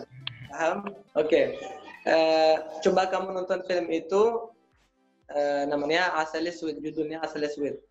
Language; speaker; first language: Indonesian; non-native, learner; Arabic